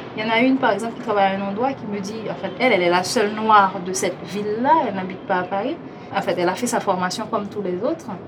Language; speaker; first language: French; non-native, local second language; Haitian Creole